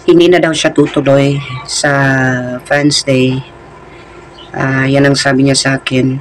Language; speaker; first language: Filipino; native; Filipino